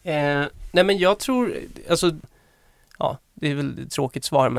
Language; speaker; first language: Swedish; native; Swedish